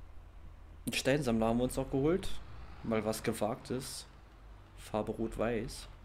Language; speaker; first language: German; native; German